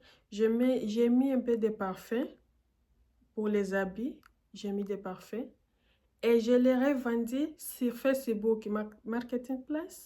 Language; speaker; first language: French; non-native, fluent; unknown